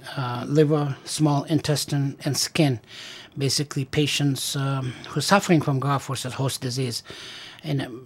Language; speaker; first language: English; non-native, fluent; Pashto